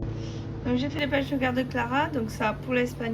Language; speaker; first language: French; native; French